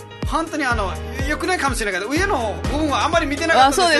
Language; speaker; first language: Japanese; non-native, fluent; Nepali